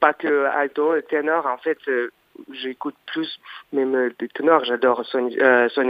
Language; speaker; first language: French; non-native, learner; Russian